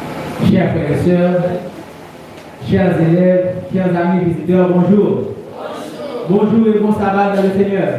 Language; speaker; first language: French; non-native, local second language; Haitian Creole